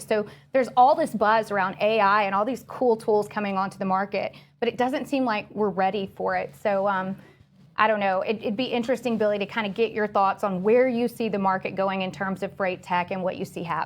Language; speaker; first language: English; native; English